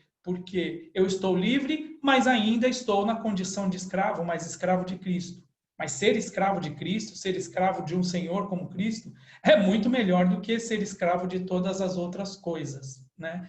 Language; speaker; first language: Portuguese; native; Portuguese